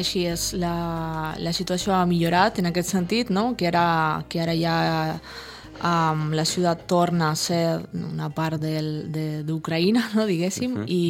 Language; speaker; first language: Catalan; non-native, fluent; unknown